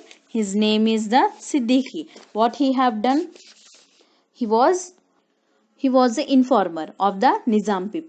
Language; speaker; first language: English; non-native, local second language; Telugu